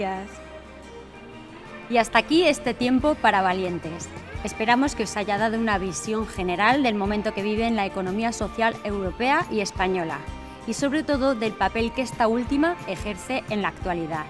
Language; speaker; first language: Spanish; native; Spanish